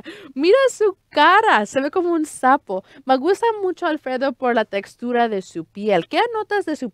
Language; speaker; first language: Spanish; early bilingual, heritage; Spanish